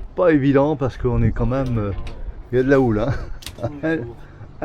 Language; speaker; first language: French; native; French